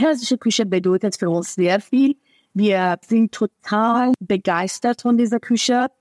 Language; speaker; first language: German; non-native, fluent; Persian